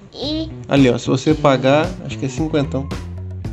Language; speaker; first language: Portuguese; native; Portuguese